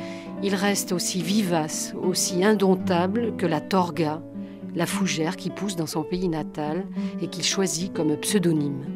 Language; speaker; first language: French; native; French